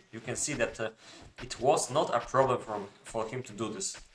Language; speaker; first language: English; non-native, fluent; Polish